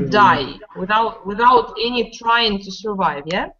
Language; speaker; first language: English; non-native, fluent; Russian